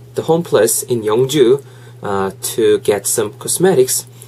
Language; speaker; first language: English; non-native, fluent; Korean